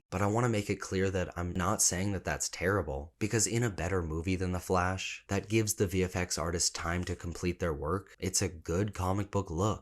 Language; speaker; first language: English; native; English